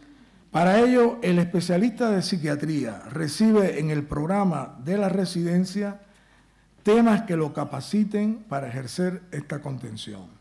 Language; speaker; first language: Spanish; native; Spanish